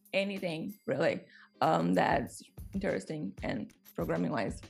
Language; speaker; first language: English; non-native, fluent; Portuguese